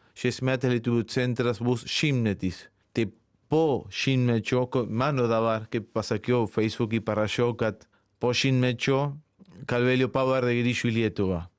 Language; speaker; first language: Lithuanian; non-native, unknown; Spanish